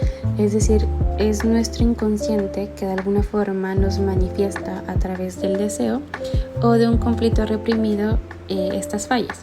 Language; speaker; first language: Spanish; native; Spanish